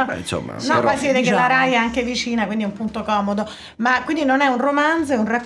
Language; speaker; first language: Italian; native; Italian